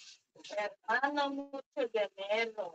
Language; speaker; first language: Spanish; non-native, learner; Filipino